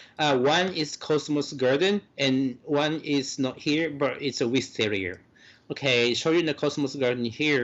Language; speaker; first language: English; non-native, fluent; Japanese